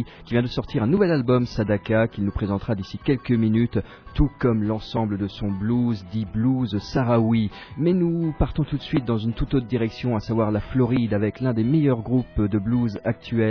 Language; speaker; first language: French; native; French